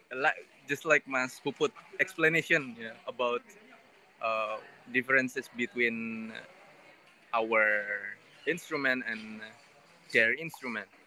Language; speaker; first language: English; non-native, learner; Indonesian